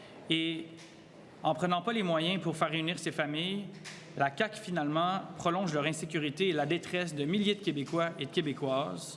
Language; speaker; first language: French; native; French